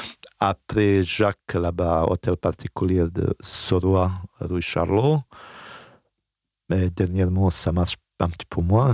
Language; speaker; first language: French; non-native, fluent; Bosnian